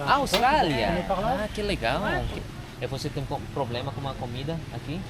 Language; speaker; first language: Portuguese; non-native, learner; Indonesian